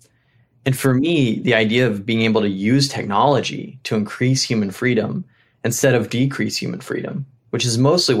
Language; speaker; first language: English; native; English